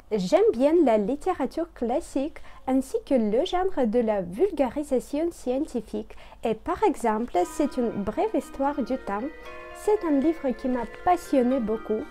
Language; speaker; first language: French; non-native, learner; Russian